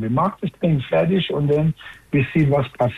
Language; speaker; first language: German; non-native, learner; English